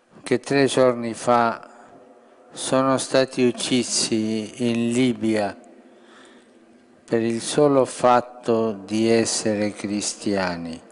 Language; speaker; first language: Italian; non-native, fluent; Spanish